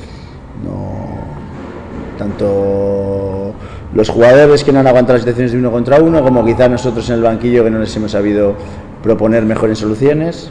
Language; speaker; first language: Spanish; native; Spanish